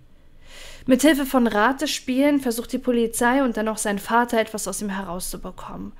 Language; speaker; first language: German; native; German